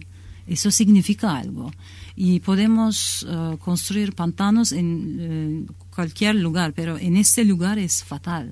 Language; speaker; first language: Spanish; non-native, learner; Kurdish